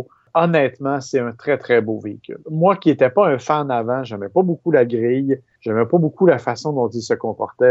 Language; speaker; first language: French; native; French